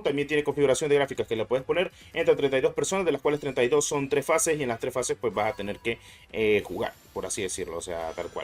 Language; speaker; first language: Spanish; native; Spanish